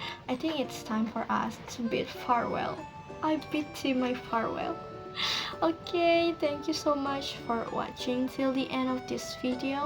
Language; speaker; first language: English; non-native, learner; Indonesian